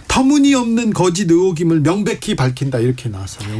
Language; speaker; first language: Korean; native; Korean